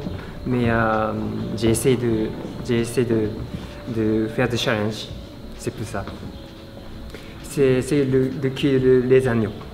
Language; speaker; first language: French; non-native, fluent; Japanese